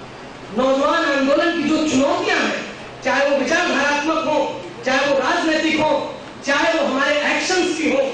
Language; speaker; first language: Hindi; native; Hindi